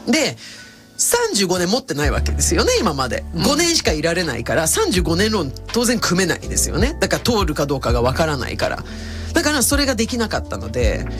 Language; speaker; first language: Japanese; non-native, fluent; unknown